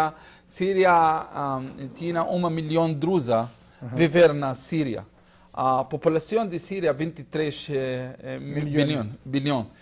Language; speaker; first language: Spanish; non-native, learner; Hebrew